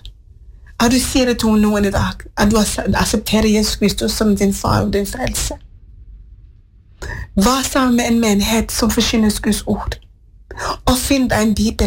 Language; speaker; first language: Swedish; non-native, learner; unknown